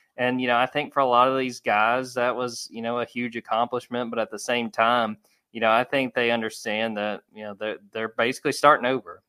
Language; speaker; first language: English; native; English